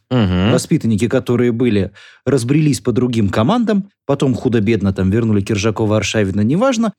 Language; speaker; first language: Russian; native; Russian